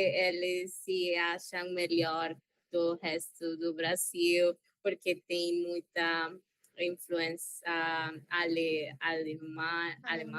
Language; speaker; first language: Portuguese; non-native, learner; Spanish